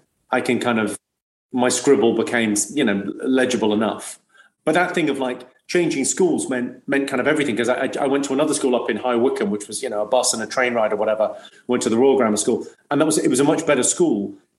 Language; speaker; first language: English; native; English